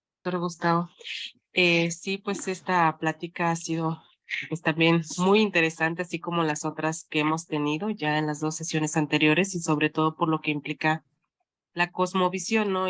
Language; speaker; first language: Spanish; native; Spanish